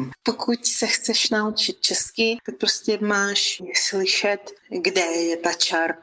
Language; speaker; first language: Czech; non-native, fluent; Ukrainian